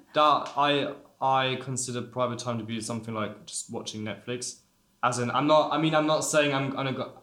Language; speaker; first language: English; non-native, fluent; German